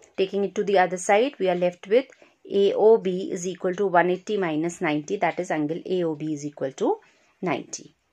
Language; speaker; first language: English; non-native, local second language; Hindi